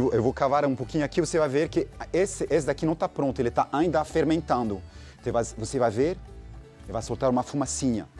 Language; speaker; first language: Portuguese; non-native, fluent; French